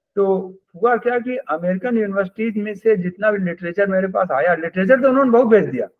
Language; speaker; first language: Hindi; native; Hindi